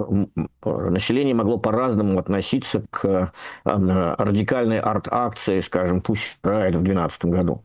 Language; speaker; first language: Russian; native; Russian